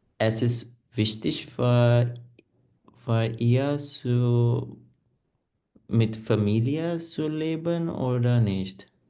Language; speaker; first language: German; non-native, learner; Punjabi